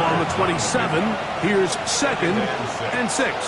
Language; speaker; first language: English; native; English